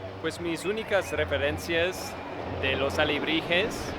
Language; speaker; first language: Spanish; non-native, fluent; English